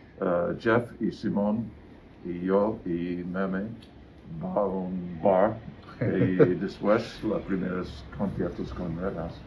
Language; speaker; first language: Spanish; non-native, learner; English